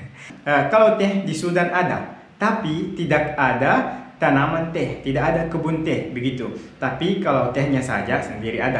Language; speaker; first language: Indonesian; non-native, fluent; Arabic